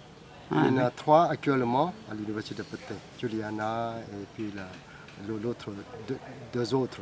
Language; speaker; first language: French; non-native, fluent; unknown